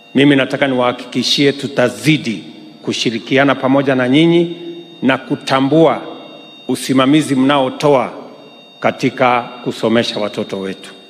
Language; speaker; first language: Swahili; non-native, local second language; Kalenjin